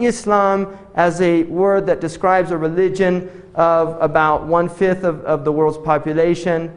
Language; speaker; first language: English; native; English